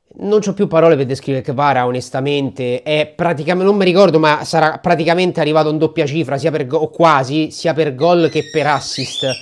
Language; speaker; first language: Italian; native; Italian